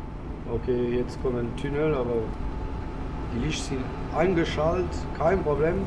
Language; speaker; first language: German; non-native, learner; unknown